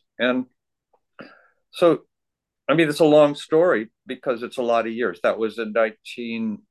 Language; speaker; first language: English; native; English